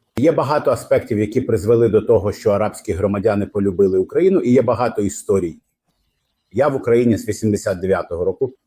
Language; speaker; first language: Ukrainian; non-native, fluent; Arabic